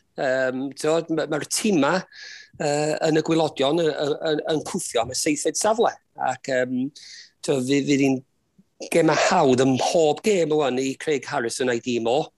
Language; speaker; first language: Welsh; native; Welsh